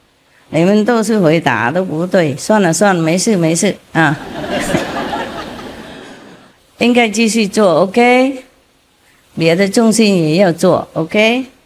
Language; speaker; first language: Chinese; non-native, fluent; Vietnamese